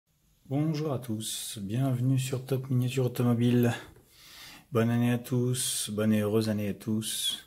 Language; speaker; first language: French; native; French